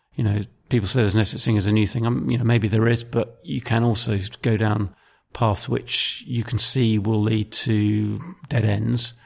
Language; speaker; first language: English; native; English